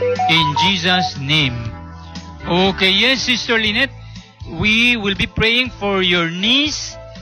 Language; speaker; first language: English; non-native, local second language; Spanish